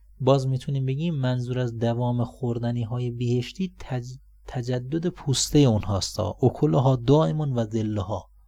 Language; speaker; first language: Persian; native; Persian